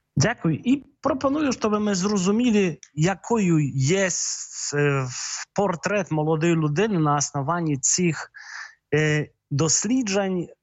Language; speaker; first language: Ukrainian; non-native, fluent; Polish